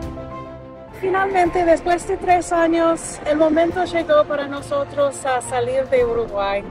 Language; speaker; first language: Spanish; non-native, fluent; English